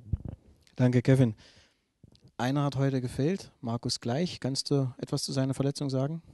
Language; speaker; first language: German; native; German